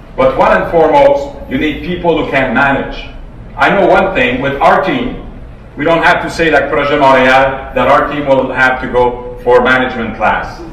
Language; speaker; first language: English; non-native, fluent; French